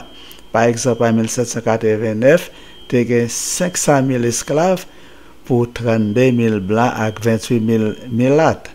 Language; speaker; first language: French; non-native, local second language; Haitian Creole